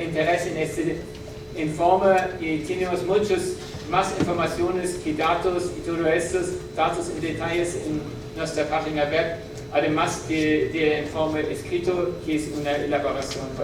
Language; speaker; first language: Spanish; non-native, learner; German